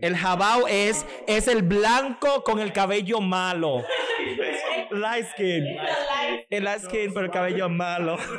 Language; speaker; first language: Spanish; native; Spanish